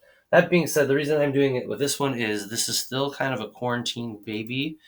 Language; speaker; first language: English; native; English